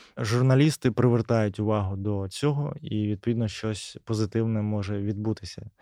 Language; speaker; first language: Ukrainian; native; Ukrainian